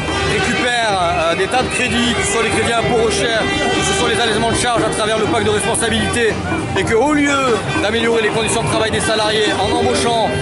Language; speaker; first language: French; native; French